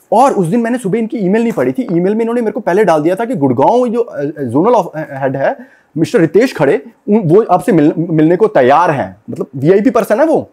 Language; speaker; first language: Hindi; non-native, local second language; Punjabi